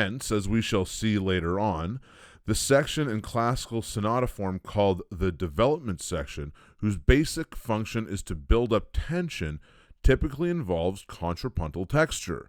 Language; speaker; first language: English; native; English